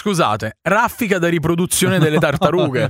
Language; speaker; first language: Italian; native; Italian